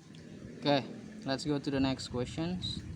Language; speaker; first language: English; non-native, learner; Indonesian